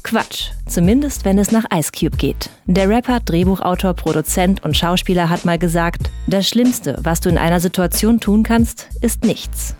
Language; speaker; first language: German; native; German